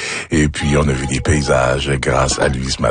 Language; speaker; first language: French; native; French